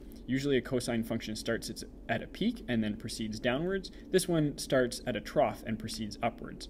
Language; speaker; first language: English; native; English